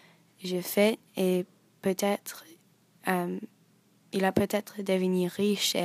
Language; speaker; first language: French; non-native, learner; English